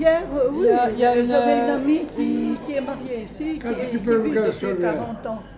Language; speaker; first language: French; non-native, fluent; Greek